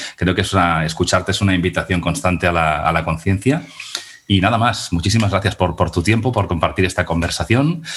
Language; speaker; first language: Spanish; non-native, local second language; Catalan